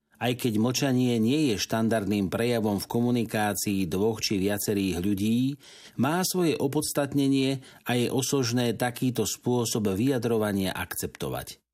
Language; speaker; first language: Slovak; native; Slovak